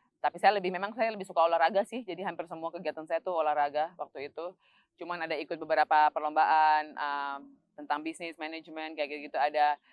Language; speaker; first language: Indonesian; native; Indonesian